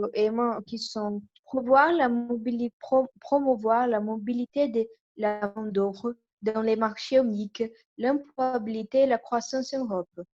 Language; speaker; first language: French; non-native, learner; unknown